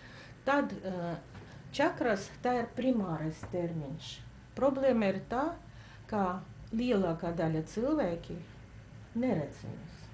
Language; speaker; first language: Latvian; non-native, local second language; Russian